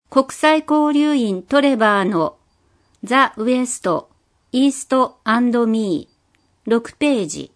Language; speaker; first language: Japanese; non-native, fluent; English